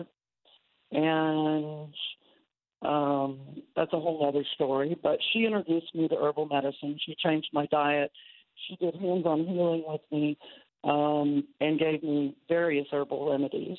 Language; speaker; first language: English; native; English